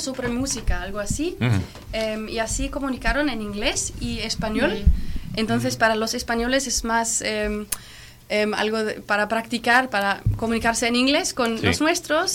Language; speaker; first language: Spanish; non-native, learner; German